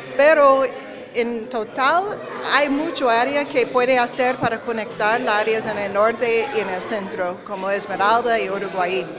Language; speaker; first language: Spanish; non-native, learner; English